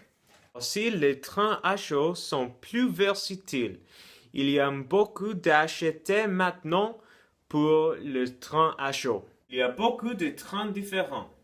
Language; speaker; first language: French; non-native, learner; English